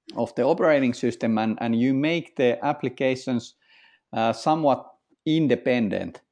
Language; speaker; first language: English; non-native, fluent; Finnish